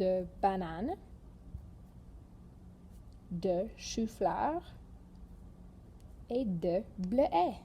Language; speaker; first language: French; non-native, fluent; English